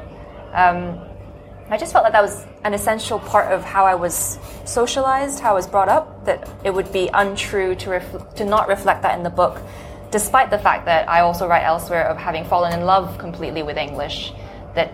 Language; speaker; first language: English; non-native, local second language; Cantonese